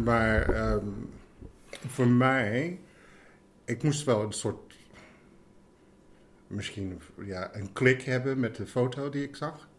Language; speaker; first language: Dutch; non-native, fluent; English